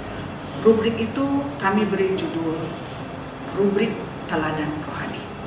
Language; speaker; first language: Indonesian; native; Indonesian